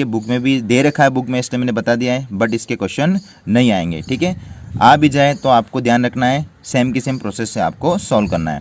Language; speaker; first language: Hindi; native; Hindi